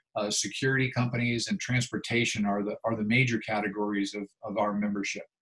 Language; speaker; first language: English; native; English